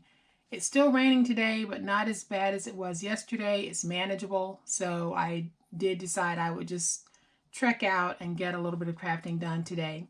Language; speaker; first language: English; native; English